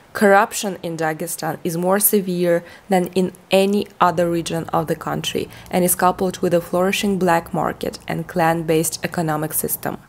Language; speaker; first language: English; non-native, fluent; Russian